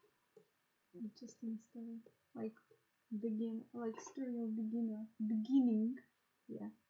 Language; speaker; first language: English; non-native, learner; Russian